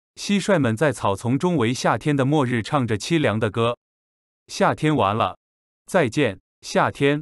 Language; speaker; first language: Chinese; native; Chinese